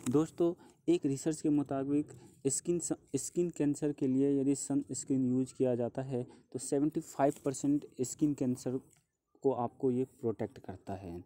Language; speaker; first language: Hindi; native; Hindi